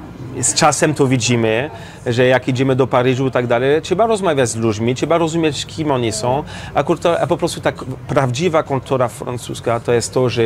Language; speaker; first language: Polish; non-native, learner; French